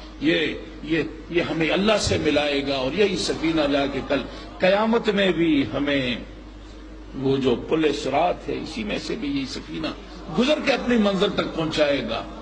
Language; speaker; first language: Urdu; non-native, local second language; Punjabi